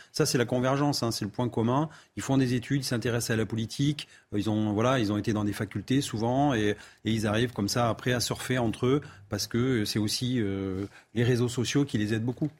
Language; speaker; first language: French; native; French